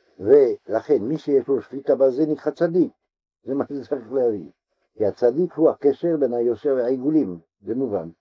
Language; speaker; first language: Hebrew; non-native, fluent; French